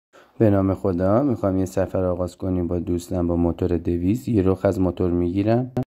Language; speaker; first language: Persian; native; Persian